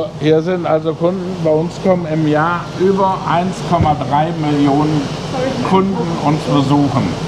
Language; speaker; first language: German; native; German